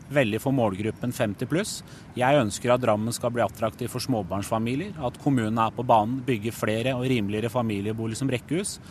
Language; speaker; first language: Norwegian; early bilingual, other home language; Persian